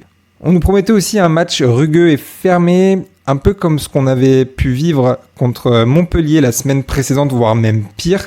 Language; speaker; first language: French; native; French